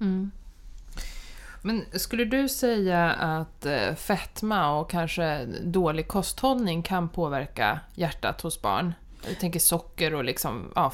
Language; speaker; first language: Swedish; native; Swedish